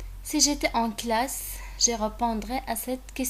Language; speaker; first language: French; non-native, fluent; Arabic